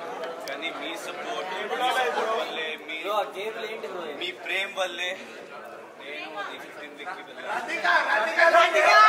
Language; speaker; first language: Telugu; non-native, local second language; Hindi